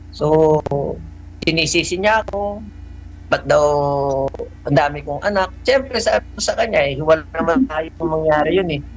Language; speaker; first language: Filipino; native; Filipino